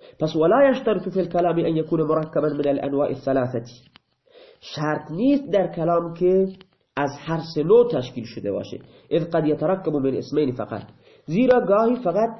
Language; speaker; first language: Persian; non-native, local second language; Baluchi